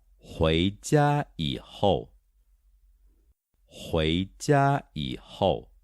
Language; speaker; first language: Chinese; non-native, fluent; Portuguese